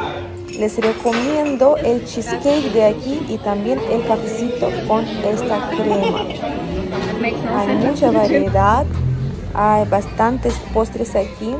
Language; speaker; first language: Spanish; non-native, fluent; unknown